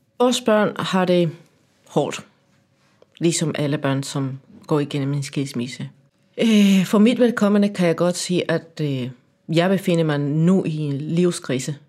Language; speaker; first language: Danish; non-native, fluent; Spanish